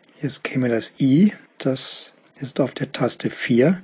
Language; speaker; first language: German; native; German